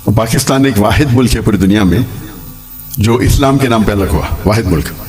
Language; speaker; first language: Urdu; non-native, local second language; English